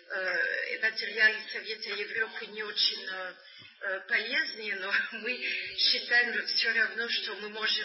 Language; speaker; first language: Russian; non-native, learner; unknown